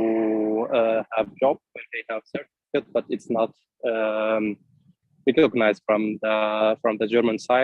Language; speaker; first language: English; non-native, fluent; Arabic